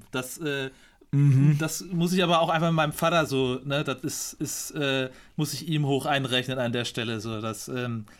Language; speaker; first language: German; native; German